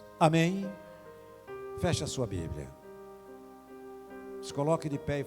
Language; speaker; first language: Portuguese; native; Portuguese